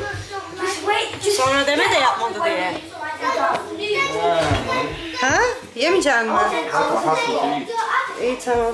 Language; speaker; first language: Turkish; native; Turkish